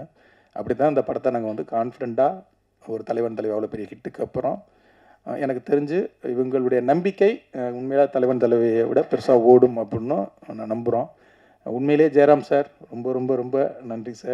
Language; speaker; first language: Tamil; native; Tamil